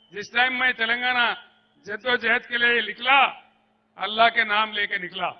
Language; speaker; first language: Hindi; non-native, local second language; Telugu